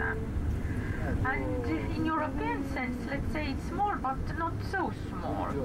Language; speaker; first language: English; non-native, fluent; Estonian